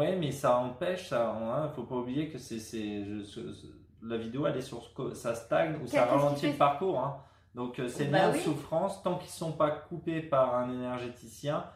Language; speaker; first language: French; native; French